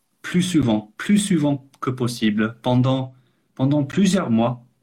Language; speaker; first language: French; non-native, fluent; English